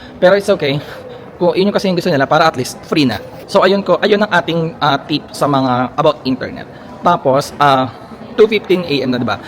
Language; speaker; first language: Filipino; native; Filipino